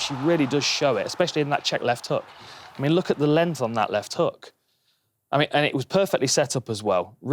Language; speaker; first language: English; native; English